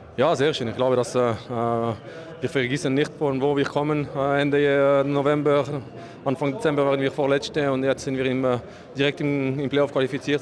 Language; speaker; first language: German; non-native, learner; French